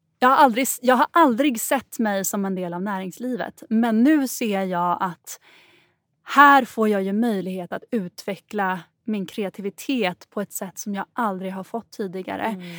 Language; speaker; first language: Swedish; native; Swedish